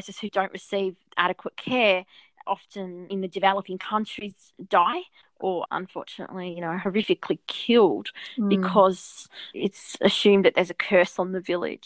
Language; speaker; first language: English; native; English